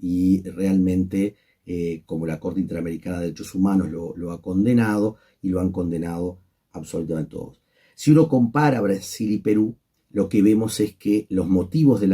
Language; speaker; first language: Spanish; native; Spanish